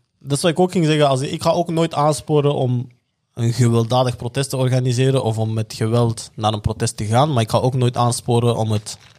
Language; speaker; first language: Dutch; native; Dutch